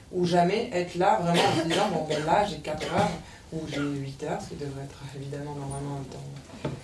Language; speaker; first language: French; native; French